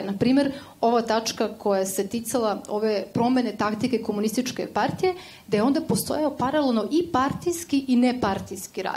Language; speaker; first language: Serbian; native; Serbian